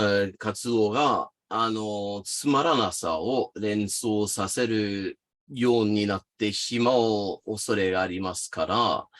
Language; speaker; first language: Japanese; non-native, fluent; English